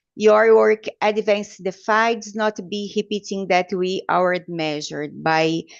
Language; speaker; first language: English; non-native, fluent; Portuguese